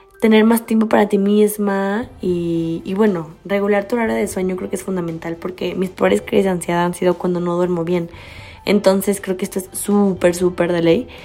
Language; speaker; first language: Spanish; native; Spanish